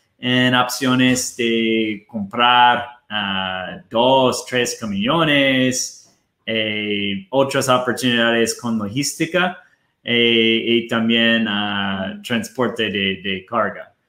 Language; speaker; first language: Spanish; non-native, fluent; Portuguese